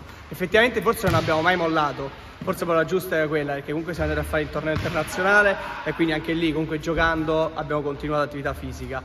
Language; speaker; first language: Italian; native; Italian